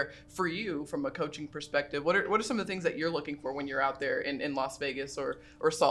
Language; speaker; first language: English; native; English